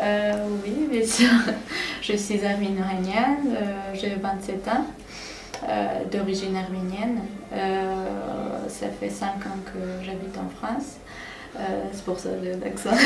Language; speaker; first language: French; non-native, fluent; Armenian